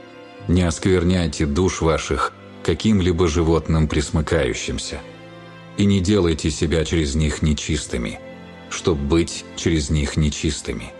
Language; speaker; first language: Russian; native; Russian